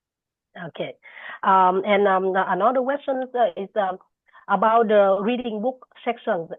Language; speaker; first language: English; non-native, fluent; Vietnamese